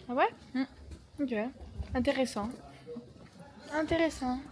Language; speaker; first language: French; native; French